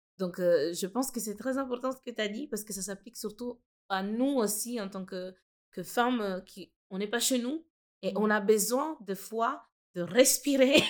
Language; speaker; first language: French; non-native, fluent; Italian